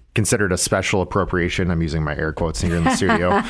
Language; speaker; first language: English; native; English